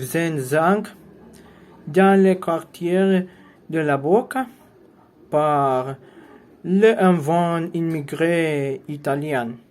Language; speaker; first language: French; non-native, learner; Spanish